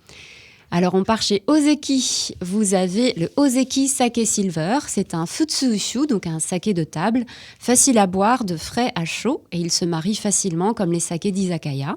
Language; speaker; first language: French; native; French